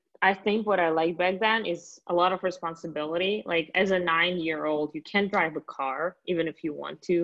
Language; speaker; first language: English; non-native, fluent; Russian